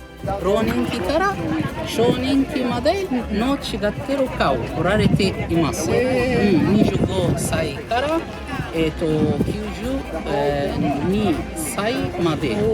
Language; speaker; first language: Japanese; non-native, learner; Arabic